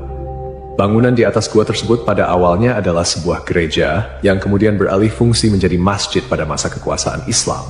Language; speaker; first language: Indonesian; native; Indonesian